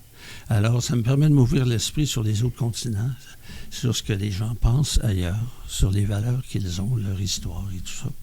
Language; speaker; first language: French; native; French